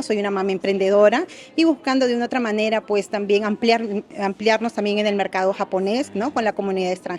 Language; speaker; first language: Spanish; native; Spanish